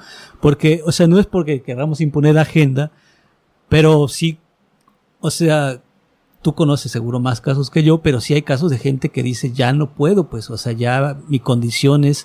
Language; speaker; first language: Spanish; native; Spanish